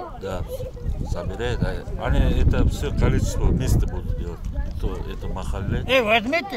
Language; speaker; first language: Russian; non-native, learner; Uzbek